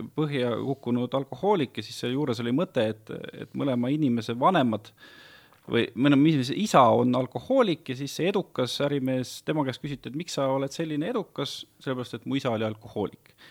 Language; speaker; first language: Estonian; native; Estonian